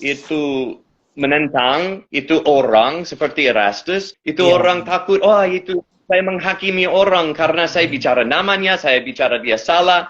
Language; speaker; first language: Indonesian; non-native, fluent; English